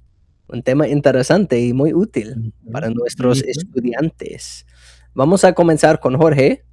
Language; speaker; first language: Spanish; non-native, fluent; English